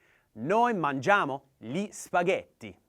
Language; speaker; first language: Italian; non-native, learner; English